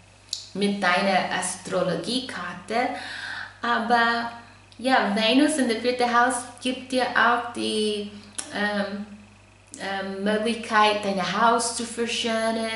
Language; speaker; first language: German; non-native, fluent; English